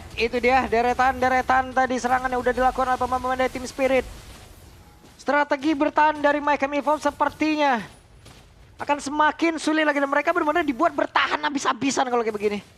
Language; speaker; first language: Indonesian; native; Indonesian